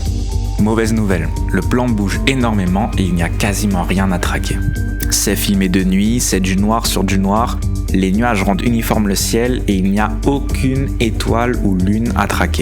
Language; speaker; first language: French; native; French